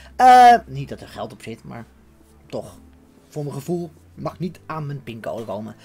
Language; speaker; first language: Dutch; native; Dutch